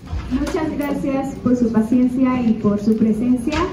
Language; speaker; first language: Spanish; native; Spanish